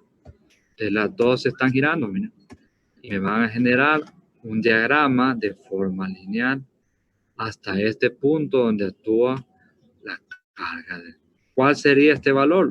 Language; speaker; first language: Spanish; native; Spanish